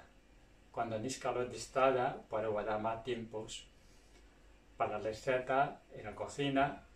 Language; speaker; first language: Spanish; non-native, learner; Chinese